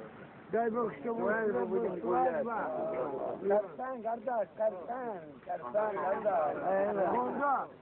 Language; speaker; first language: Russian; non-native, local second language; Azerbaijani